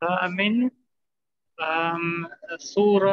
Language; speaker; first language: Arabic; non-native, learner; German